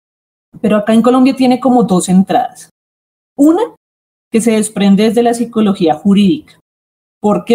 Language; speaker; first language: Spanish; native; Spanish